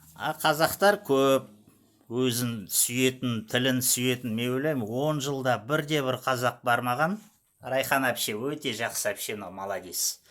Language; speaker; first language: Kazakh; non-native, local second language; Russian